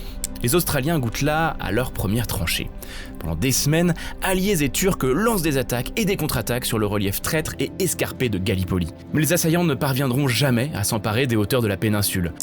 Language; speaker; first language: French; native; French